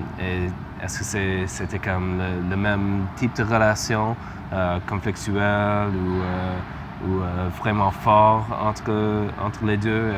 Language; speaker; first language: French; non-native, learner; English